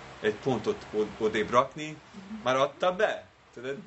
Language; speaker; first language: Hungarian; non-native, fluent; English